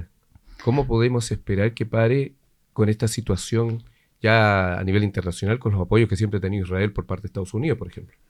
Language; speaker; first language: Spanish; native; Spanish